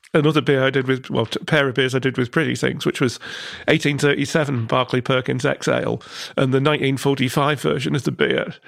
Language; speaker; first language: English; native; English